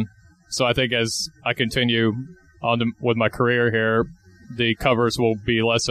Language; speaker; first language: English; native; English